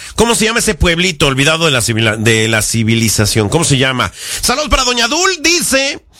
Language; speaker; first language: Spanish; native; Spanish